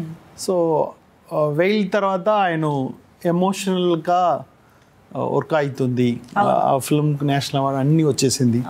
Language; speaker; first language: Telugu; non-native, learner; Tamil